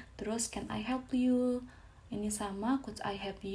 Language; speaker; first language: English; non-native, fluent; Indonesian